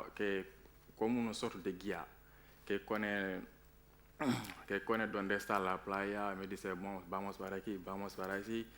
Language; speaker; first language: Spanish; non-native, learner; Wolof